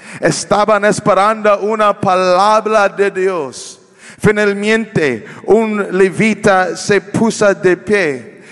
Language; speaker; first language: Spanish; non-native, learner; English